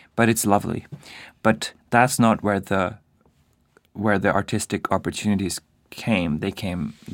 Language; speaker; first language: English; non-native, fluent; Swedish